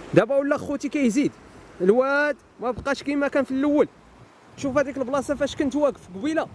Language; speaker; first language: Arabic; native; Arabic